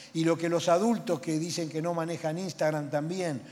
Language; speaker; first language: Spanish; native; Spanish